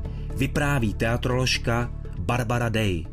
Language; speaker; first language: Czech; native; Czech